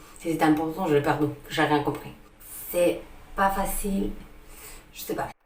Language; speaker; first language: French; non-native, fluent; Spanish